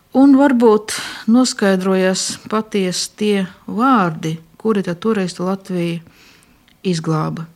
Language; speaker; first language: Latvian; non-native, local second language; Russian